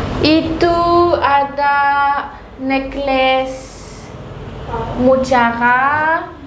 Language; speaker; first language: Indonesian; non-native, learner; French